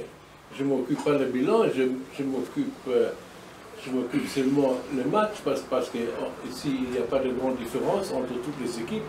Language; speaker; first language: French; non-native, learner; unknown